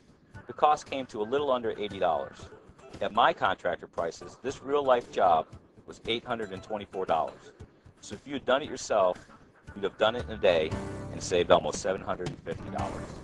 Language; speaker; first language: English; native; English